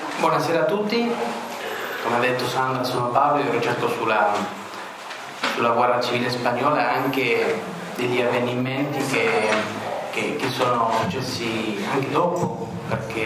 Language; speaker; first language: Italian; non-native, fluent; Spanish